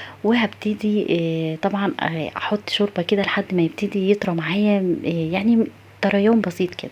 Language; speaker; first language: Arabic; native; Arabic